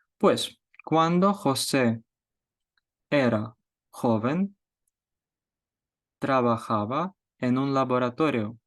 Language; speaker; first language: Spanish; non-native, fluent; Ukrainian